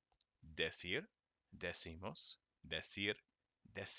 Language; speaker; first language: Spanish; non-native, fluent; English